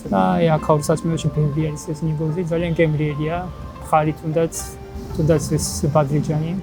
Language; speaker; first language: Georgian; non-native, fluent; Japanese